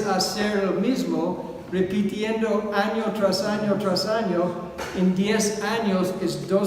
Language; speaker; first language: Spanish; non-native, fluent; English